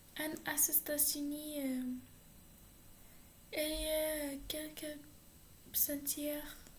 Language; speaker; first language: French; non-native, learner; English